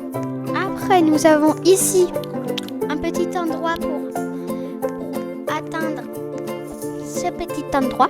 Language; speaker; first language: French; native; French